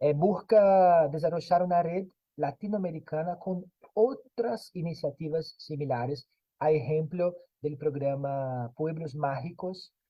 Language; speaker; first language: Spanish; non-native, fluent; Portuguese